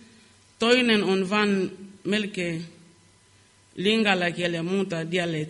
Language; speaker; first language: Finnish; non-native, learner; Lingala